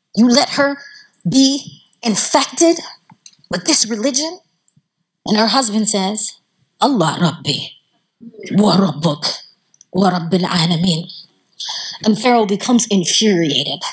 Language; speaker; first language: English; native; English